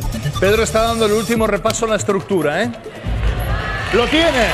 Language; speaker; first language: Spanish; native; Spanish